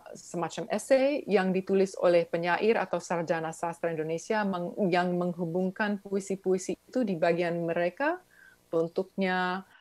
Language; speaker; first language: Indonesian; early bilingual, other home language; English